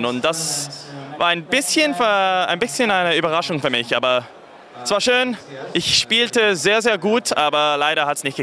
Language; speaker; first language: German; non-native, fluent; English